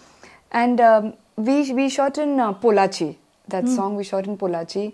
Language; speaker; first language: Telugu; non-native, learner; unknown